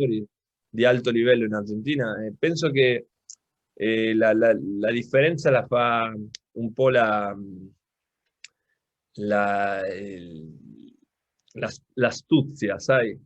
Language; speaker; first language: Italian; non-native, local second language; Spanish